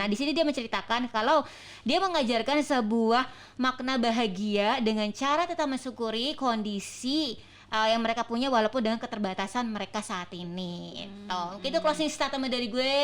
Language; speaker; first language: Indonesian; native; Indonesian